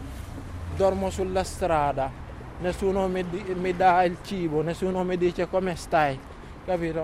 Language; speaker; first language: Italian; non-native, learner; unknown